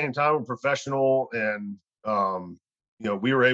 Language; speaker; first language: English; native; English